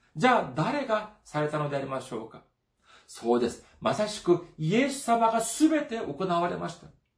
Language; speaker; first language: Japanese; non-native, fluent; Korean